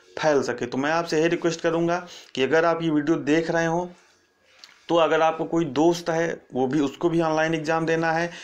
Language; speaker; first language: Hindi; native; Hindi